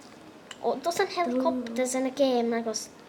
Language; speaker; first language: Welsh; native; Welsh